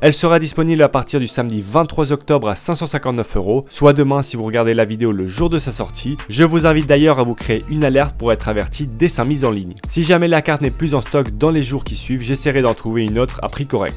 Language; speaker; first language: French; native; French